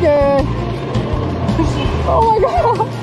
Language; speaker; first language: English; non-native, learner; Korean